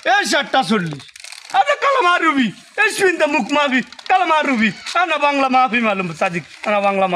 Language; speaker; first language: Arabic; non-native, learner; Bangla